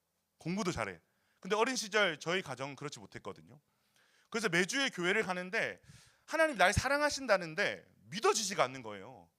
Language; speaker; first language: Korean; native; Korean